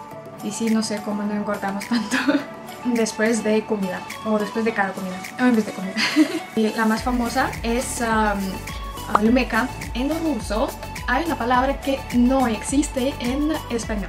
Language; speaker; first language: Spanish; non-native, fluent; Russian